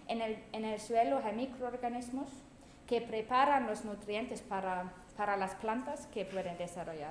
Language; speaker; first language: Spanish; non-native, fluent; German